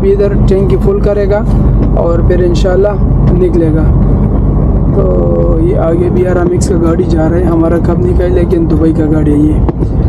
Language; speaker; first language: Hindi; non-native, local second language; Pashto